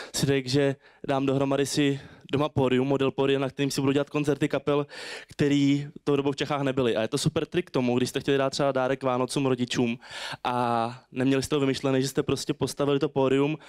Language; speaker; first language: Czech; native; Czech